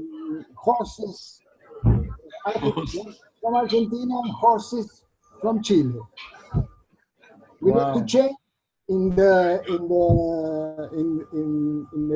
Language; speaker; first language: English; non-native, learner; Spanish